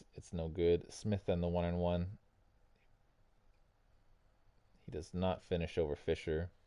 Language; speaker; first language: English; native; English